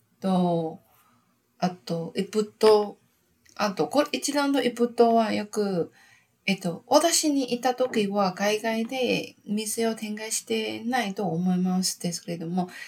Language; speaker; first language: Japanese; non-native, learner; Chinese